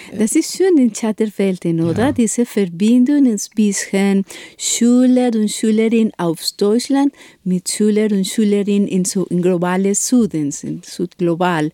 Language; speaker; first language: German; non-native, learner; Spanish